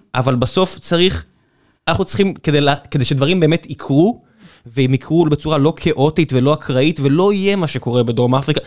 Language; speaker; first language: Hebrew; native; Hebrew